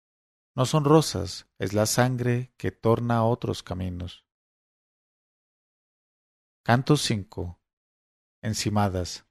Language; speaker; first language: Spanish; native; Spanish